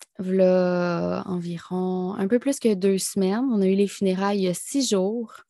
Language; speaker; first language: French; native; French